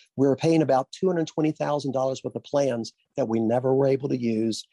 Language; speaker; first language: English; native; English